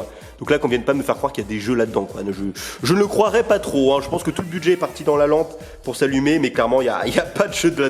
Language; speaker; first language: French; native; French